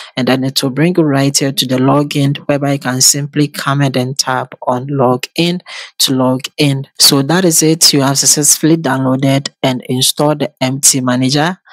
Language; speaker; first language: English; non-native, local second language; Akan